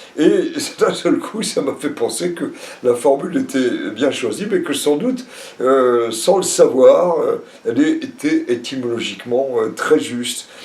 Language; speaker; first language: French; native; French